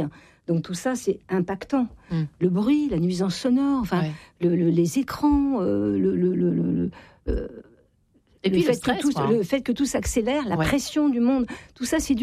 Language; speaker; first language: French; native; French